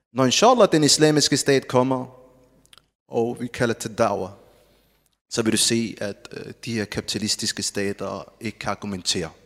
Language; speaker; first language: Danish; non-native, fluent; Arabic